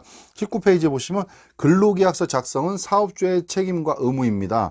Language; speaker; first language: Korean; native; Korean